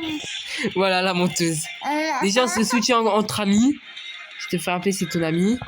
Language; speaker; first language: French; native; French